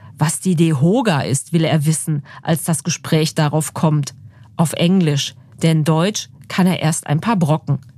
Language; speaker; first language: German; native; German